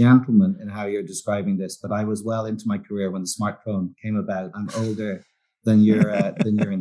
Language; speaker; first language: English; native; English